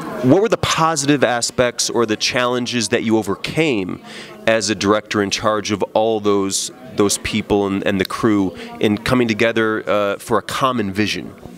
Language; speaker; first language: English; early bilingual, other home language; Italian